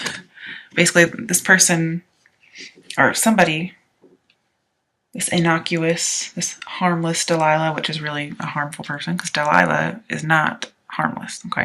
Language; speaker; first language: English; native; English